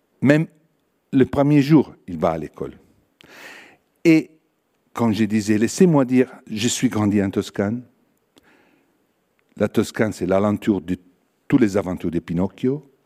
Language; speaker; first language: French; non-native, fluent; Italian